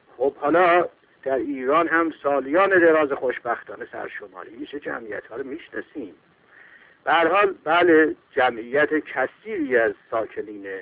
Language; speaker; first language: Persian; non-native, local second language; Azerbaijani